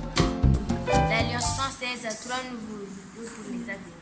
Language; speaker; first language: French; non-native, local second language; Comorian